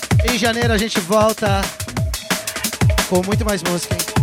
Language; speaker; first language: Portuguese; native; Portuguese